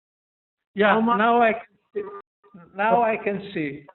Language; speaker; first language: English; non-native, fluent; Italian